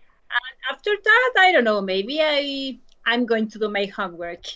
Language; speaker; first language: English; non-native, learner; Spanish